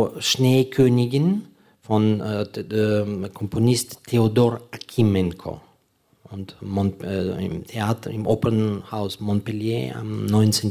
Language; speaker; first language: German; non-native, fluent; Ukrainian